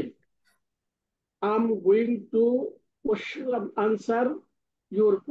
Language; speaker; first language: English; non-native, learner; Bangla